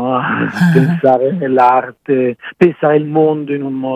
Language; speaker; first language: Italian; native; Italian